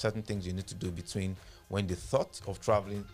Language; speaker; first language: English; non-native, local second language; Yoruba